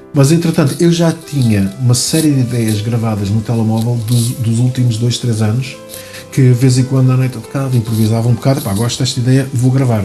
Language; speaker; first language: Portuguese; native; Portuguese